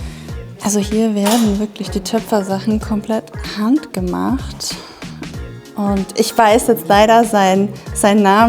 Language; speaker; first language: German; native; German